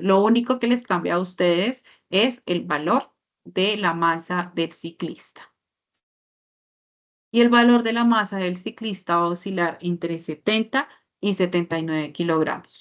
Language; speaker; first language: Spanish; native; Spanish